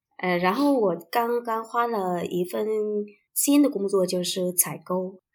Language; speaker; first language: Chinese; non-native, fluent; Vietnamese